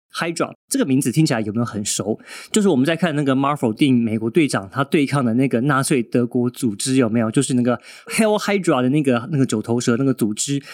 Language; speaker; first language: Chinese; native; Chinese